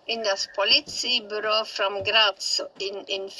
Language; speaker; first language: German; non-native, learner; Dutch